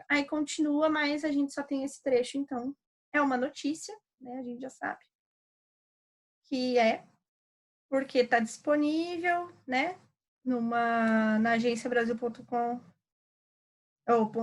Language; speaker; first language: Portuguese; native; Portuguese